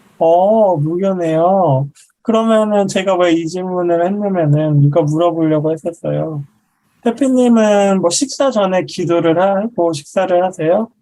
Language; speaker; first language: Korean; native; Korean